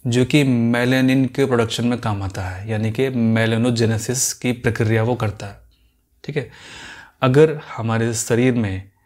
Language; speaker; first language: Hindi; native; Hindi